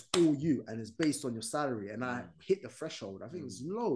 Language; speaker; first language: English; non-native, fluent; Arabic